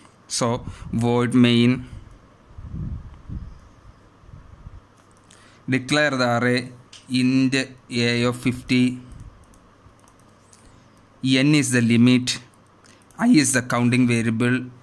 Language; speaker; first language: English; non-native, local second language; Malayalam